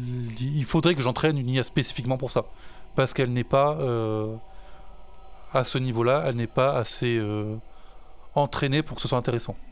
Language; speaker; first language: French; native; French